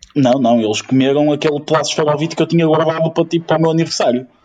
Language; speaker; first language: Portuguese; non-native, fluent; Ukrainian